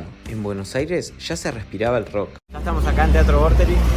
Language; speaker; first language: Spanish; native; Spanish